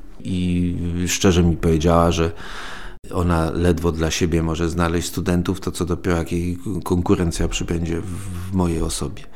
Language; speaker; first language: Polish; early bilingual, other home language; Spanish